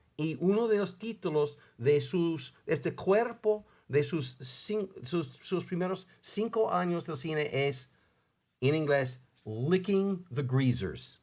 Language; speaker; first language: Spanish; non-native, fluent; English